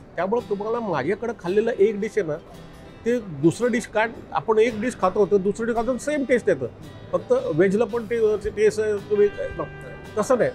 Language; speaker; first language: Marathi; non-native, local second language; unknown